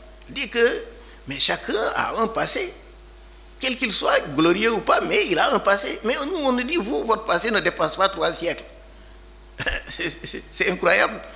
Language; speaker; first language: French; non-native, local second language; Fula